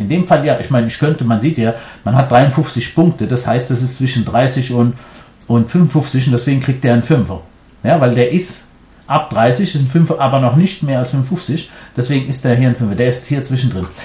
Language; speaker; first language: German; non-native, fluent; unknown